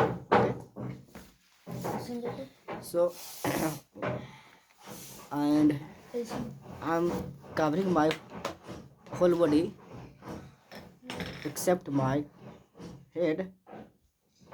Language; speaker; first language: English; non-native, learner; Hindi